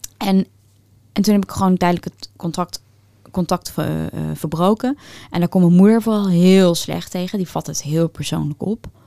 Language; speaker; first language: Dutch; early bilingual, other home language; Turkish